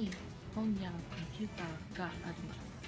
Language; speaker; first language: Japanese; non-native, learner; English